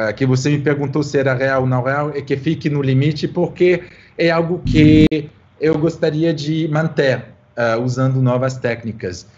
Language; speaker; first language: Portuguese; non-native, fluent; French